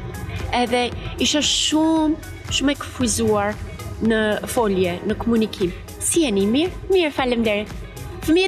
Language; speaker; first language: Albanian; non-native, learner; English